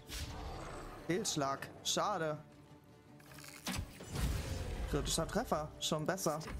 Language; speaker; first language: German; native; German